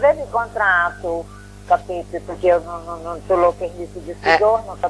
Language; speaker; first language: Italian; non-native, learner; Portuguese